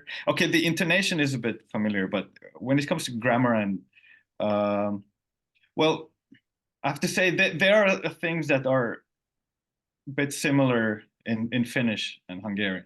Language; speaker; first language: English; non-native, fluent; Finnish